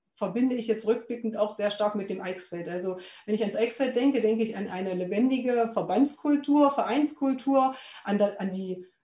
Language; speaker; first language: German; native; German